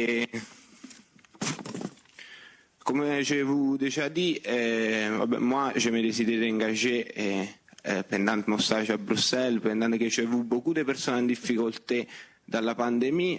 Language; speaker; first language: French; non-native, fluent; Italian